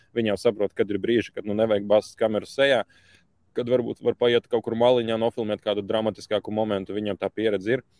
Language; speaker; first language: Latvian; native; Latvian